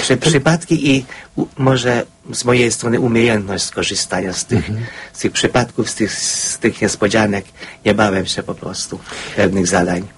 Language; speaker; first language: Polish; non-native, fluent; Hungarian